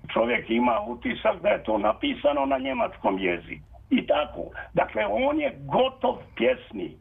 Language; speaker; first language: Serbian; native; Serbian